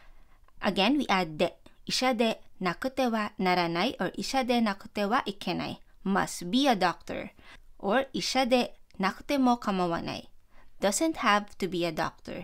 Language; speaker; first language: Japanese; non-native, fluent; Filipino